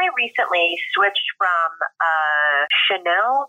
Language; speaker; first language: English; native; English